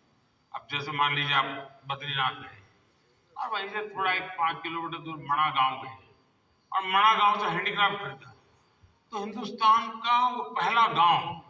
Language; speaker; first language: Hindi; native; Hindi